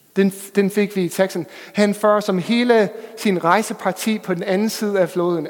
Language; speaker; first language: Danish; non-native, fluent; English